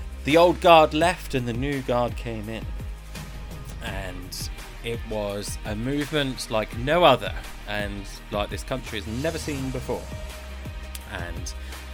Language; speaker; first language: English; native; English